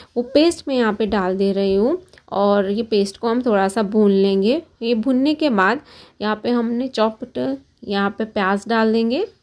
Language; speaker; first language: Hindi; non-native, local second language; Gujarati